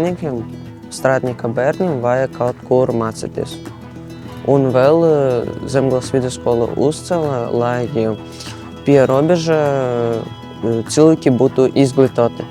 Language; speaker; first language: Latvian; non-native, local second language; Russian